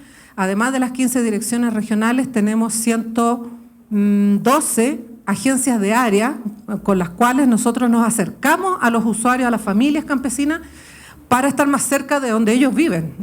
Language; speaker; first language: Spanish; native; Spanish